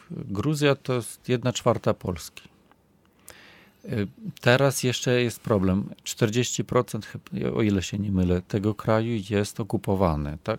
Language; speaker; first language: Polish; non-native, fluent; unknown